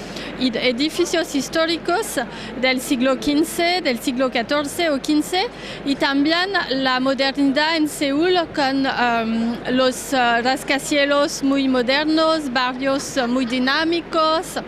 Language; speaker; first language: Spanish; non-native, fluent; Korean